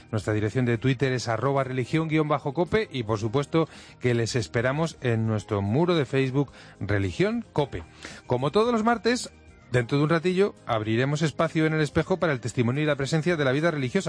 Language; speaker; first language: Spanish; native; Spanish